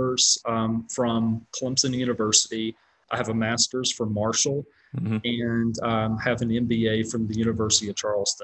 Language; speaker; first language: English; native; English